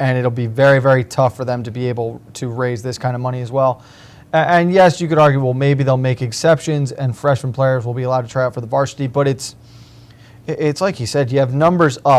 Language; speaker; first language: English; native; English